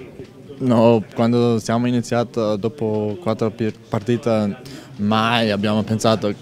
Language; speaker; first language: Italian; non-native, learner; German